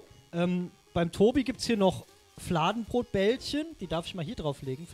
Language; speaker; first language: German; native; German